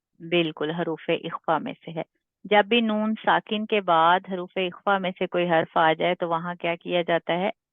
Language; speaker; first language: Urdu; native; Urdu